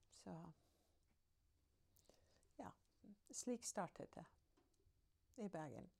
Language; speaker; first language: Norwegian; non-native, fluent; English